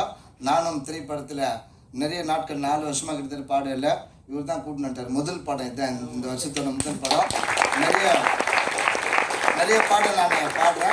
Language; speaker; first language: Tamil; native; Tamil